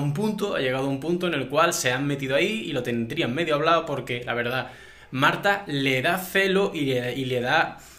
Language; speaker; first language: Spanish; native; Spanish